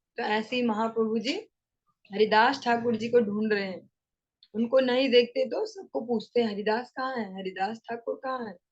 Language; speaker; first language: Hindi; non-native, local second language; Bangla